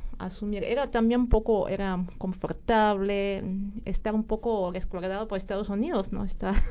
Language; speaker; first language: Spanish; non-native, fluent; German